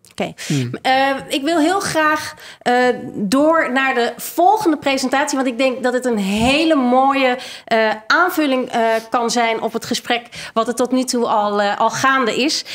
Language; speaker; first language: Dutch; early bilingual, other home language; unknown